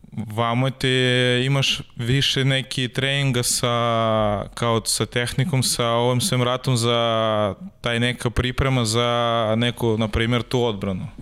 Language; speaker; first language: Serbian; non-native, learner; Russian